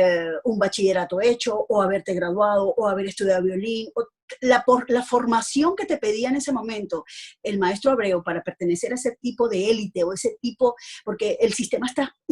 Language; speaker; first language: Spanish; native; Spanish